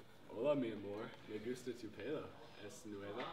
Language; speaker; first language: Spanish; non-native, learner; English